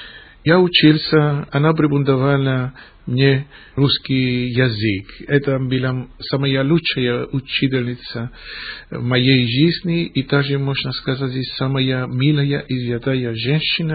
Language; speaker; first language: Russian; non-native, fluent; Greek